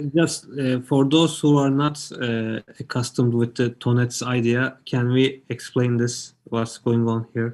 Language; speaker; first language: English; non-native, fluent; Turkish